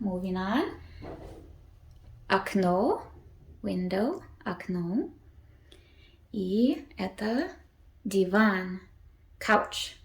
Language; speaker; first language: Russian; early bilingual, heritage; Russian